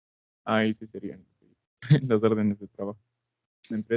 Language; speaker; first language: Spanish; native; Spanish